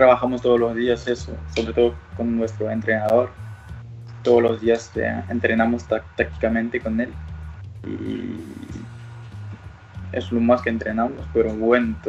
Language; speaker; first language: Spanish; early bilingual, other home language; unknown